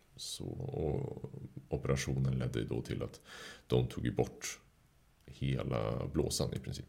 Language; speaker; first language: Swedish; native; Swedish